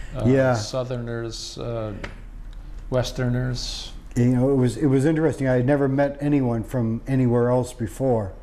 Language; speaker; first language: English; native; English